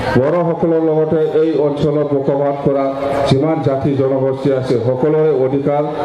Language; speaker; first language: Assamese; non-native, local second language; Bodo